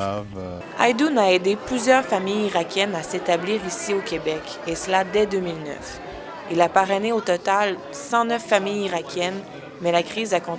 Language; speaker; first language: French; native; French